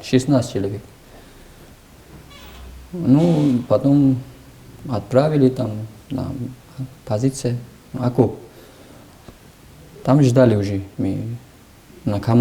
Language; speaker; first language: Russian; non-native, local second language; Uzbek